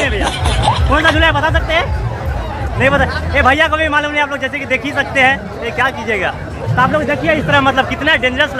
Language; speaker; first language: Hindi; native; Hindi